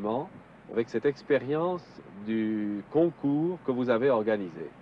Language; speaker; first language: French; native; French